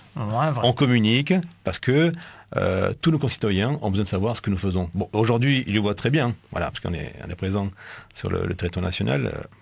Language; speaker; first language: French; native; French